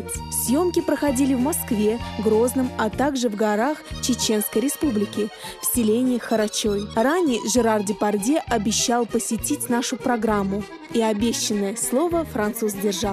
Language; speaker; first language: Russian; native; Russian